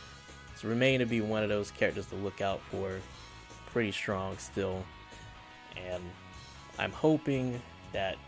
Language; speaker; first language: English; native; English